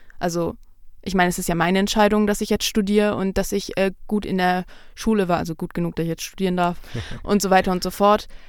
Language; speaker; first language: German; early bilingual, other home language; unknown